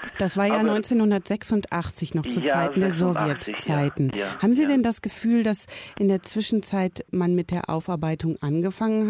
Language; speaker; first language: German; native; German